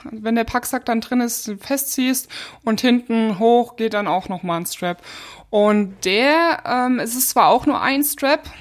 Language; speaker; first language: German; native; German